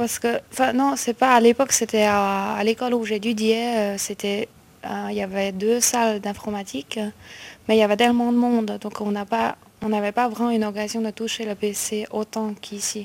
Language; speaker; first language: French; non-native, fluent; Chinese